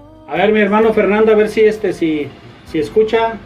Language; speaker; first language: Spanish; native; Spanish